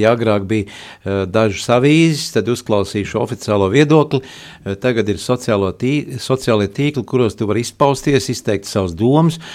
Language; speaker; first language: Latvian; native; Latvian